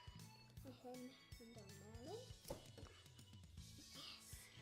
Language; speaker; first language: Welsh; non-native, local second language; English